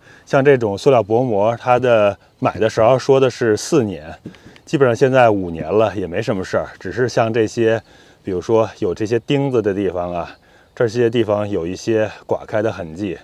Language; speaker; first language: Chinese; native; Chinese